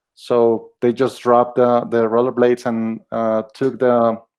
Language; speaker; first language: English; non-native, fluent; Spanish